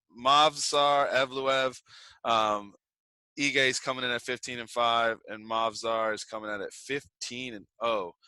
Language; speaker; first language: English; native; English